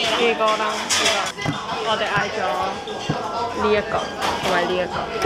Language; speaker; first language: Cantonese; native; Cantonese